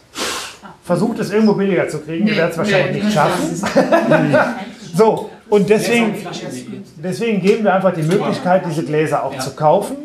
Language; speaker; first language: German; native; German